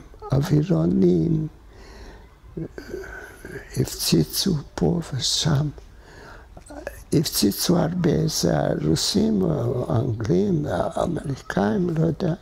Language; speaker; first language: Hebrew; non-native, fluent; Hungarian